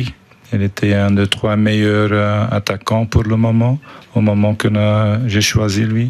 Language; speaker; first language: French; non-native, fluent; Dutch